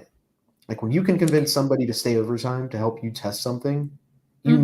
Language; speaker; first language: English; native; English